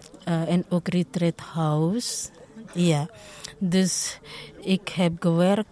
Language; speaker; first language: Dutch; non-native, learner; Indonesian